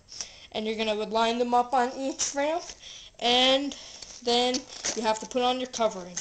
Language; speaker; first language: English; native; English